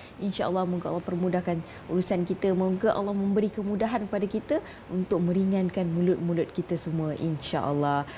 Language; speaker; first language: Malay; native; Malay